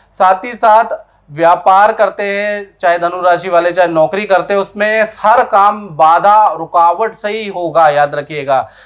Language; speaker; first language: Hindi; native; Hindi